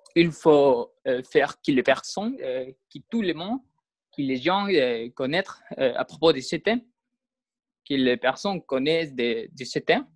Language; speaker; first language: French; non-native, learner; Spanish